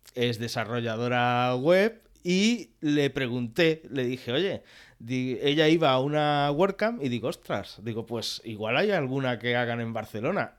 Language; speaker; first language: Spanish; non-native, local second language; Catalan